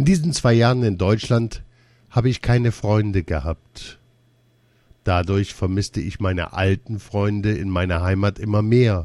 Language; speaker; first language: German; early bilingual, other home language; Russian